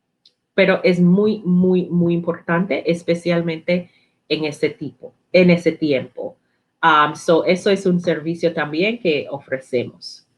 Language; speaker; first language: Spanish; non-native, learner; English